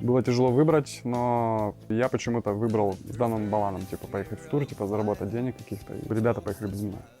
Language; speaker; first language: Russian; native; Russian